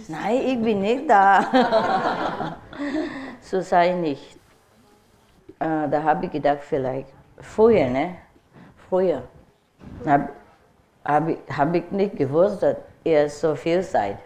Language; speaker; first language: German; non-native, learner; Vietnamese